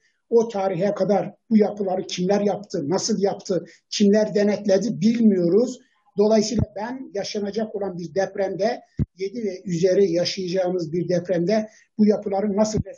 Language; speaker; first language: Turkish; native; Turkish